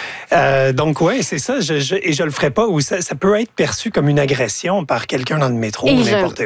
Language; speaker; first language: French; native; French